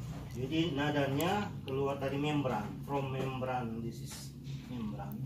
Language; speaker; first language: Indonesian; native; Indonesian